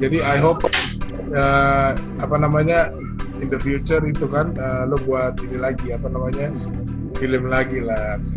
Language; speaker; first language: Indonesian; native; Indonesian